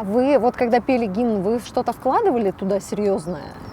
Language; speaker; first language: Russian; native; Russian